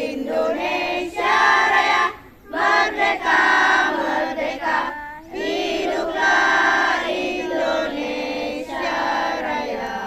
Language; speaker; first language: Indonesian; native; Indonesian